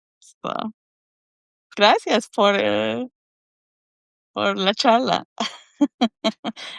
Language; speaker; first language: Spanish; non-native, learner; English